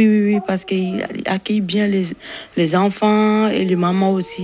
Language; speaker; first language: French; non-native, local second language; Bambara